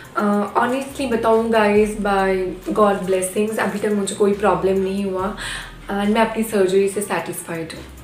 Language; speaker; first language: Hindi; non-native, local second language; Bangla